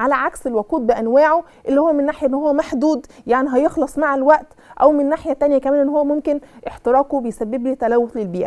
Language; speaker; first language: Arabic; native; Arabic